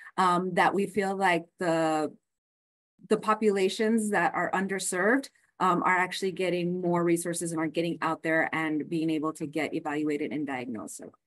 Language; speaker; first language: English; native; English